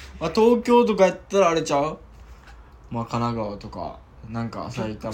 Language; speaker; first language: Japanese; native; Japanese